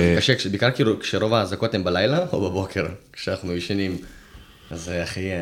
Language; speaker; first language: Hebrew; early bilingual, other home language; Russian